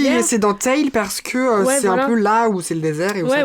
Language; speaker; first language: French; native; French